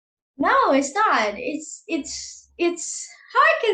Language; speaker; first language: English; non-native, learner; Indonesian